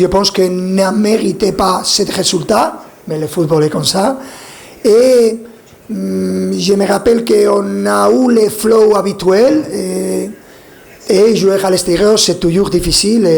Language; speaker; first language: French; non-native, fluent; Spanish